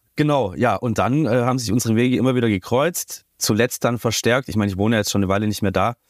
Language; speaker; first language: German; native; German